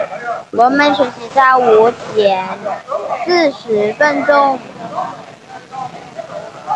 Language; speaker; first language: Chinese; non-native, learner; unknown